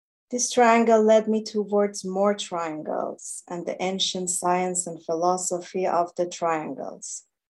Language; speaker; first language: English; non-native, fluent; Persian